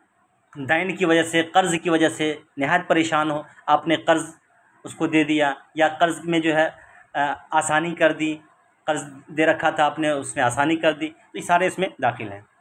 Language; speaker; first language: Urdu; native; Urdu